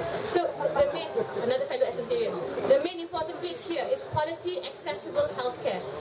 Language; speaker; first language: English; non-native, local second language; Malay